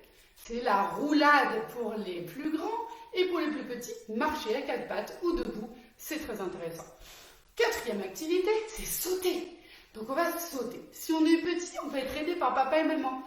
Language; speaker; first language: French; native; French